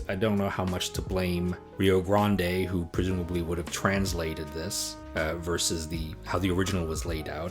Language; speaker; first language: English; native; English